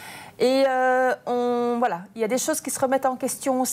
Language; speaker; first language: French; native; French